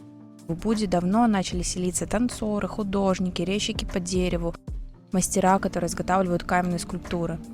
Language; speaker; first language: Russian; native; Russian